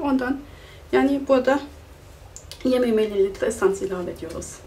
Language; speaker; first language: Turkish; non-native, fluent; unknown